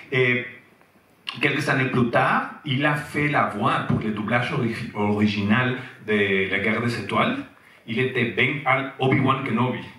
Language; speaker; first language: French; non-native, fluent; Spanish